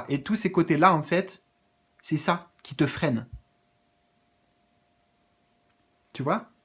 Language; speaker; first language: French; native; French